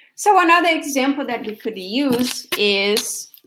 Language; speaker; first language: English; non-native, fluent; Portuguese